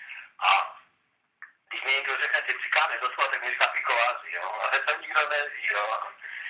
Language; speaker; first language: Czech; non-native, local second language; Romany